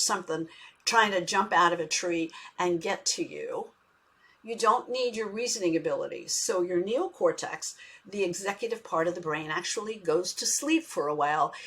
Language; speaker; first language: English; native; English